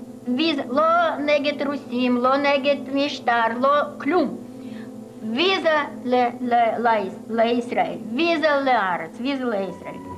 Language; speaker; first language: Hebrew; non-native, fluent; Russian